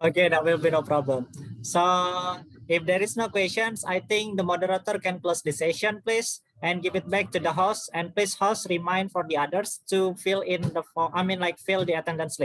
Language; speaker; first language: English; non-native, fluent; Indonesian